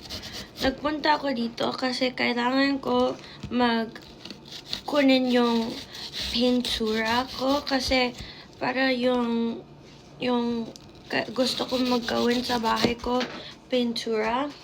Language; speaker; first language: Filipino; early bilingual, heritage; Filipino